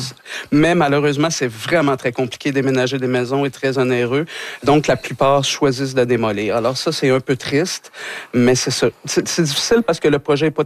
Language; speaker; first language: French; native; French